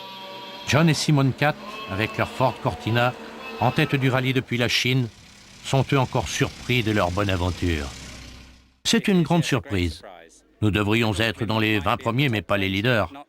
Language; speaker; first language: French; native; French